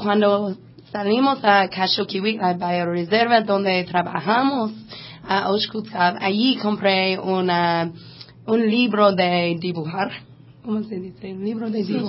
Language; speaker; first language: Spanish; non-native, learner; English